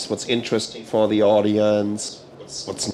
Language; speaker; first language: English; non-native, fluent; German